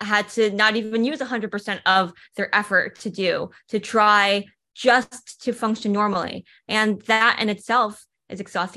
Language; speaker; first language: English; native; English